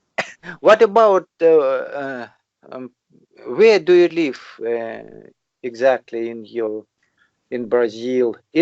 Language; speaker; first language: English; non-native, learner; Russian